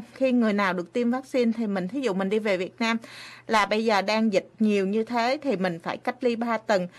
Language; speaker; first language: Vietnamese; native; Vietnamese